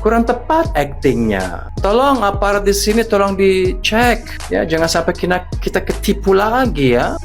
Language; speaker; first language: Indonesian; native; Indonesian